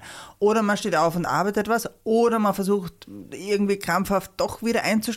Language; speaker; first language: German; native; German